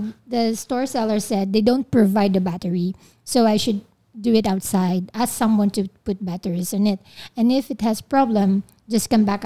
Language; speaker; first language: English; non-native, local second language; Filipino